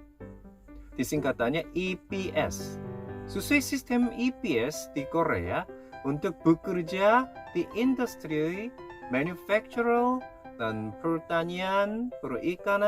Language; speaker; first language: Indonesian; non-native, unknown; Korean